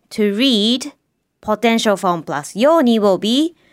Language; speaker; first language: English; non-native, fluent; Japanese